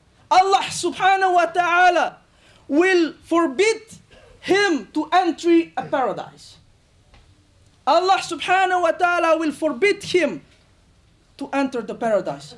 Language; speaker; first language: English; non-native, fluent; Bosnian